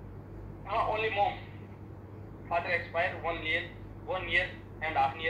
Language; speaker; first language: English; non-native, learner; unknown